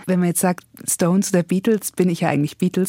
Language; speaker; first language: German; native; German